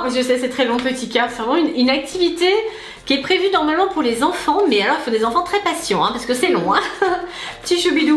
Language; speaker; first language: French; native; French